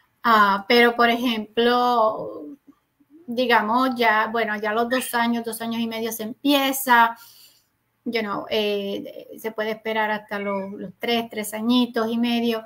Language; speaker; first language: Spanish; native; Spanish